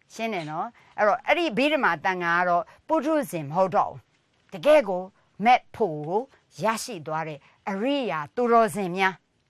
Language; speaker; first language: Burmese; native; Burmese